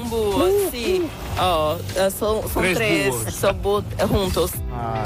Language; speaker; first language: Spanish; non-native, fluent; Portuguese